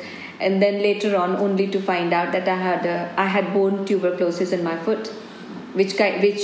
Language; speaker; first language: English; non-native, local second language; Hindi